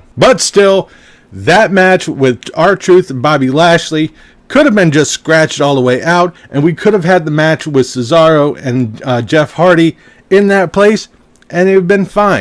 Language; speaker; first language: English; native; English